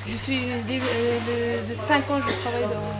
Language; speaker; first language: French; non-native, learner; Armenian